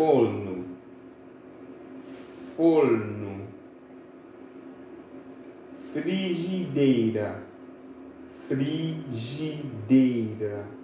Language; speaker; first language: Portuguese; non-native, fluent; Haitian Creole